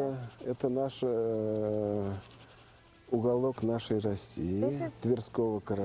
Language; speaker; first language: Russian; native; Russian